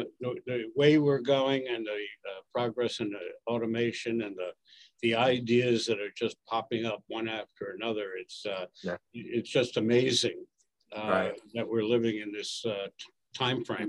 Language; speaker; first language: English; native; English